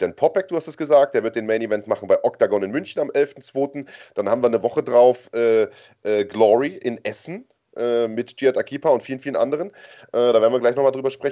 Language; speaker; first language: German; native; German